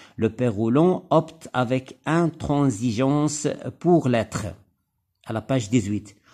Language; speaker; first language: French; non-native, local second language; Arabic